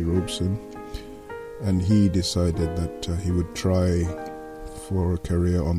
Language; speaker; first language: English; non-native, local second language; Yoruba